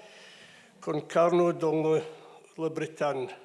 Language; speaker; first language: French; non-native, fluent; English